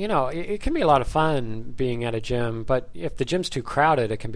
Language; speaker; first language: English; native; English